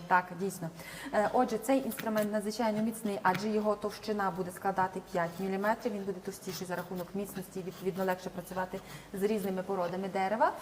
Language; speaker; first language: Ukrainian; native; Ukrainian